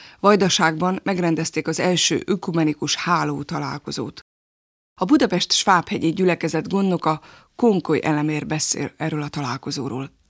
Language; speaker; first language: Hungarian; native; Hungarian